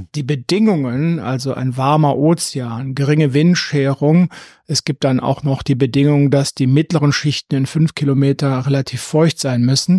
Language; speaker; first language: German; native; German